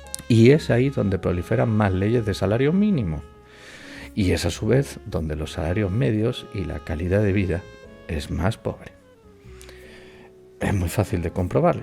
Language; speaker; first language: Spanish; native; Spanish